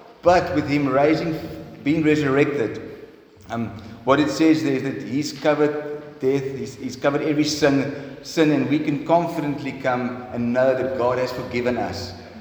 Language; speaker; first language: English; non-native, local second language; Afrikaans